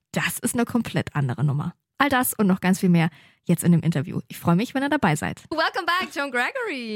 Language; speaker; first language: German; native; German